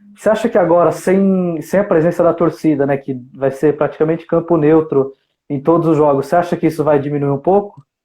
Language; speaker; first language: Portuguese; native; Portuguese